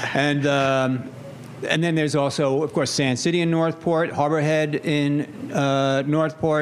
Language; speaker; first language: English; native; English